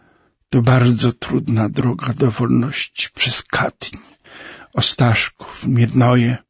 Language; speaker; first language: Polish; native; Polish